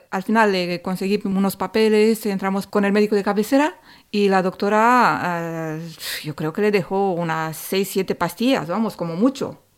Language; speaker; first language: Spanish; non-native, fluent; Romanian